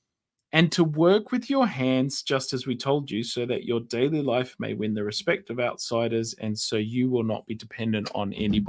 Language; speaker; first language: English; native; English